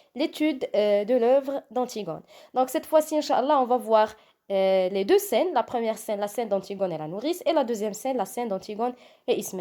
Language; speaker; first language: French; non-native, local second language; Arabic